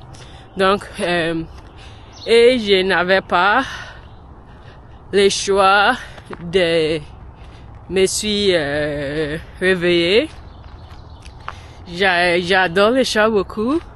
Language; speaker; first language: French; non-native, learner; English